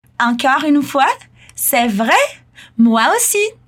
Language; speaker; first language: French; non-native, fluent; Portuguese